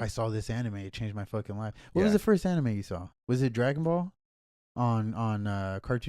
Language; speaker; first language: English; native; English